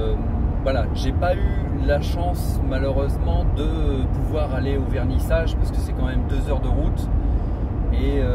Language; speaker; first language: French; native; French